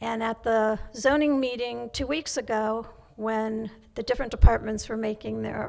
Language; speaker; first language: English; native; English